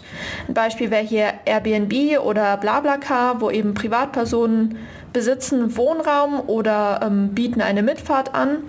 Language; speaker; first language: German; native; German